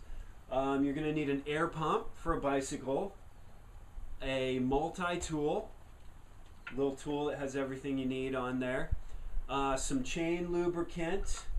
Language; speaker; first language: English; native; English